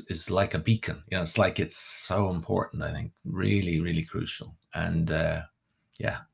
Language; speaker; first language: English; native; English